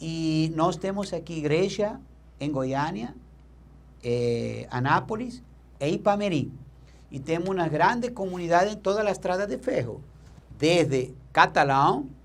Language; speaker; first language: Portuguese; non-native, learner; Spanish